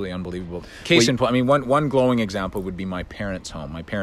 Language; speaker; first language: English; native; English